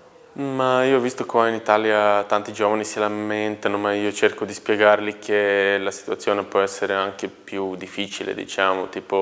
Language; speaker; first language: Italian; non-native, fluent; Serbian